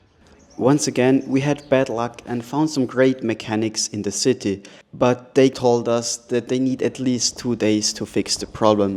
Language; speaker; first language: English; non-native, fluent; German